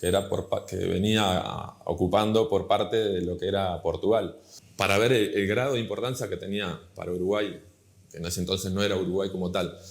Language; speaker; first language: Spanish; native; Spanish